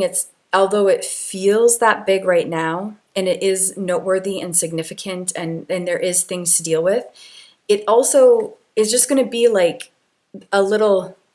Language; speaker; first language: English; native; English